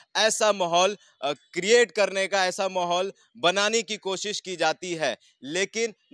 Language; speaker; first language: Hindi; native; Hindi